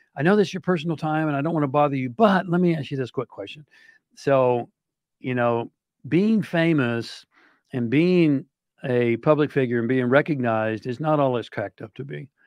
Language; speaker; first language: English; native; English